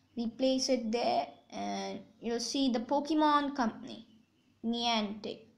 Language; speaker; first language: English; non-native, local second language; Hindi